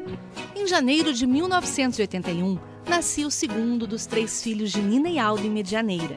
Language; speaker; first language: Portuguese; native; Portuguese